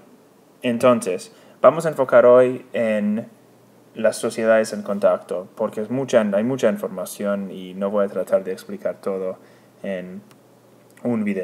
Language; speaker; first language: Spanish; non-native, fluent; English